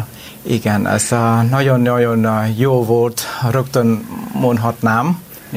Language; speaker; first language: Hungarian; non-native, learner; Vietnamese